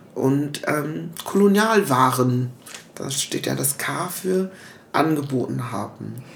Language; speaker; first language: German; early bilingual, other home language; English